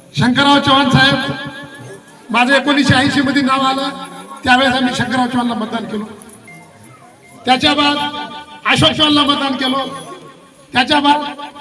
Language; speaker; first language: Marathi; non-native, local second language; Lambadi